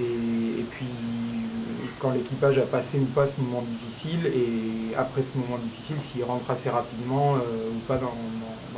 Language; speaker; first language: French; native; French